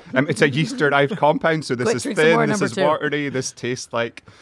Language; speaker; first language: English; native; English